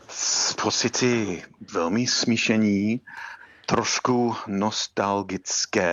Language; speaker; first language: Czech; non-native, fluent; English